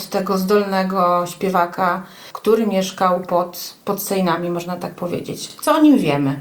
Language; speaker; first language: Polish; native; Polish